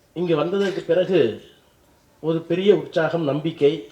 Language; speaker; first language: Tamil; native; Tamil